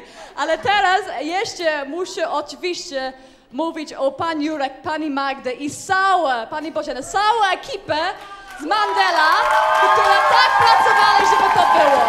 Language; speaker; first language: Polish; non-native, learner; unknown